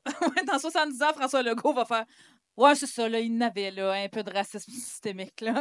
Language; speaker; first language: French; native; French